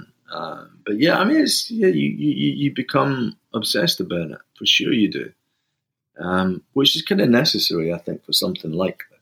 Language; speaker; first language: English; native; English